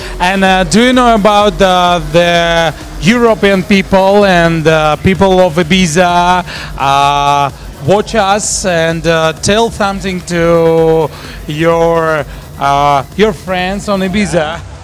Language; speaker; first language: English; non-native, learner; Russian